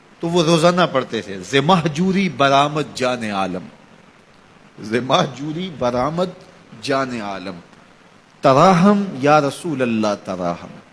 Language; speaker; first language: Urdu; non-native, local second language; Punjabi